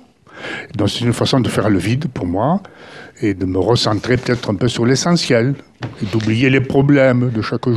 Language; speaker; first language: French; native; French